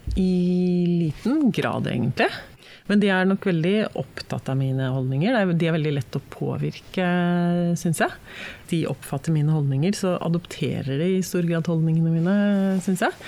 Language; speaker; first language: Norwegian; native; Norwegian